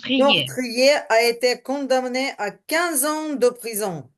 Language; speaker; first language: French; non-native, learner; Ukrainian